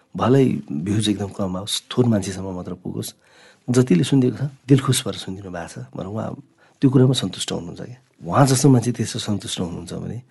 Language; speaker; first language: Nepali; non-native, local second language; Sherpa